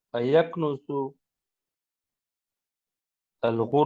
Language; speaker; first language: Arabic; non-native, learner; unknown